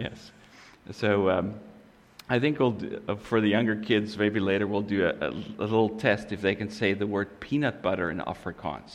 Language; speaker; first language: English; non-native, local second language; Afrikaans